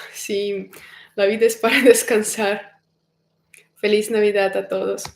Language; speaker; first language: Spanish; non-native, fluent; Russian